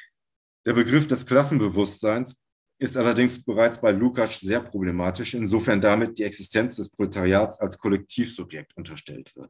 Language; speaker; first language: German; native; German